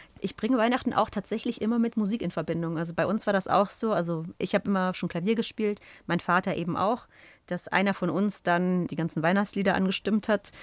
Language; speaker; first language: German; native; German